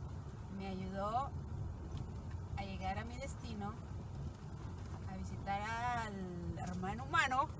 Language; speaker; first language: Spanish; early bilingual, heritage; Spanish